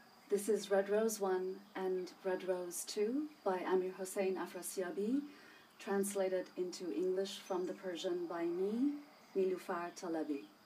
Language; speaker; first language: English; early bilingual, other home language; Persian